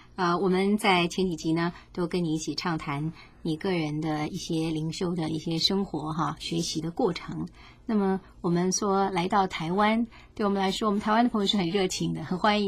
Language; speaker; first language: Chinese; native; Chinese